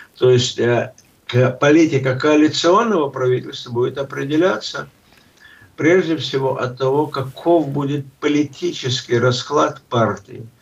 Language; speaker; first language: Russian; native; Russian